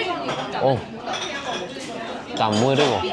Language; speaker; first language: Spanish; non-native, learner; Indonesian